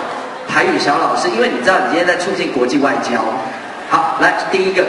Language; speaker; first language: Chinese; native; Chinese